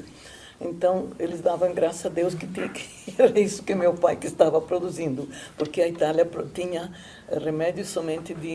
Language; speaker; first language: Portuguese; non-native, fluent; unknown